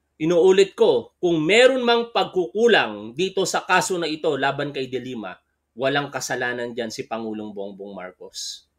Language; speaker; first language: Filipino; native; Filipino